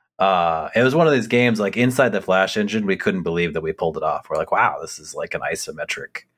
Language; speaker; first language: English; native; English